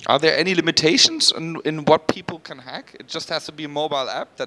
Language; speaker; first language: English; non-native, fluent; German